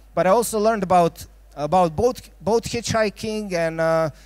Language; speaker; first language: English; non-native, fluent; Croatian